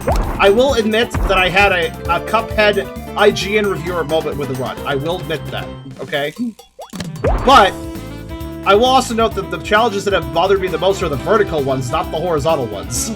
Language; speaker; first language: English; native; English